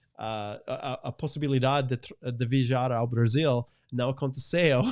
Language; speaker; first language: Portuguese; non-native, fluent; English